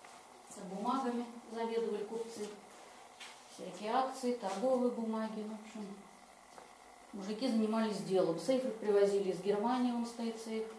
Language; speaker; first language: Russian; native; Russian